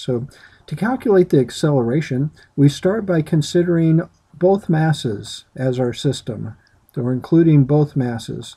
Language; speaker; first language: English; native; English